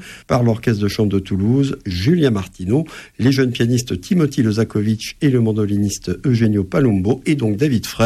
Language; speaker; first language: French; native; French